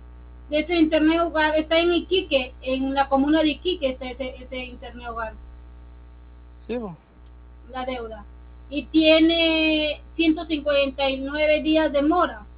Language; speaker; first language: Spanish; native; Spanish